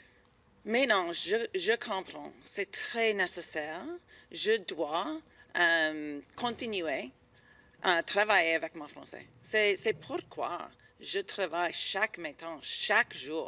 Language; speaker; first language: French; non-native, learner; English